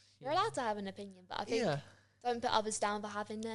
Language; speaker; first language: English; native; English